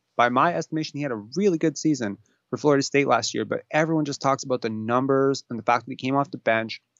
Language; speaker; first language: English; native; English